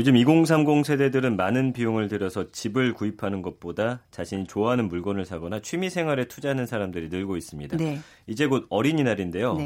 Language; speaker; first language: Korean; native; Korean